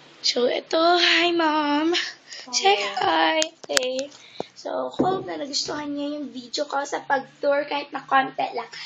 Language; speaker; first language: Filipino; non-native, local second language; Cebuano